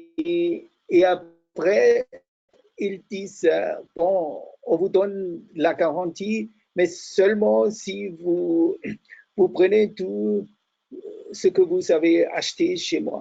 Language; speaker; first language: French; non-native, fluent; German